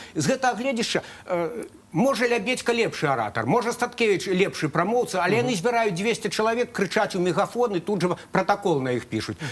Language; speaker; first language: Belarusian; native; Belarusian